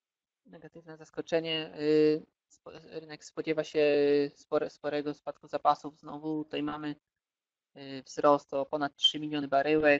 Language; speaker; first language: Polish; native; Polish